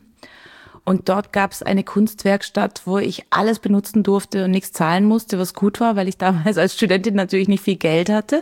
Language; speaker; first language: German; native; German